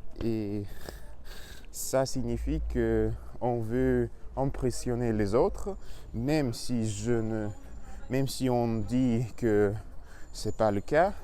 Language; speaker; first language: French; non-native, learner; Russian